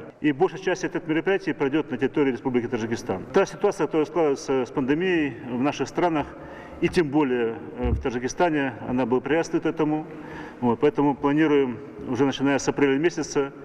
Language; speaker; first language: Russian; native; Russian